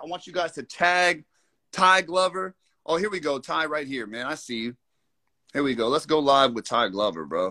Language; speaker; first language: English; native; English